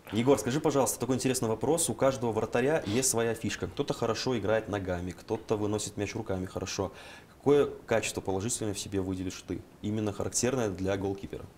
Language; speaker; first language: Russian; native; Russian